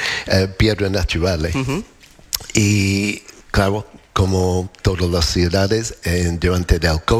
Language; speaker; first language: Spanish; non-native, learner; English